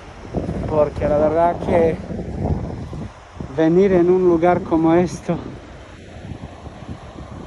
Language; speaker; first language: Spanish; non-native, learner; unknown